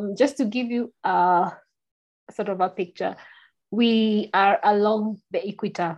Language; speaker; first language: English; non-native, local second language; Kikuyu